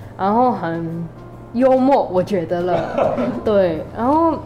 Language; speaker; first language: Chinese; non-native, fluent; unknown